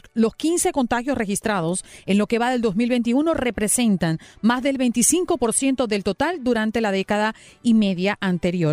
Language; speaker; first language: Spanish; native; Spanish